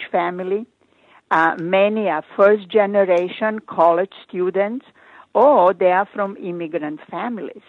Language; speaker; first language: English; non-native, fluent; Croatian